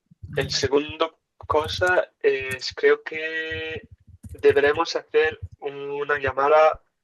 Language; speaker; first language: Spanish; non-native, learner; English